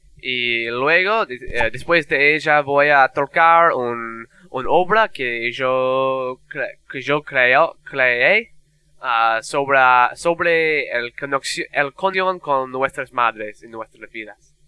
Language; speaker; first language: Spanish; non-native, learner; English